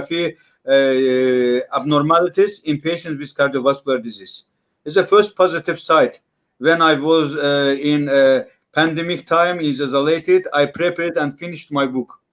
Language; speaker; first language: English; non-native, learner; Russian